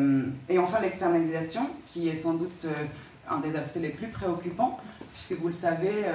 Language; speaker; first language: French; native; French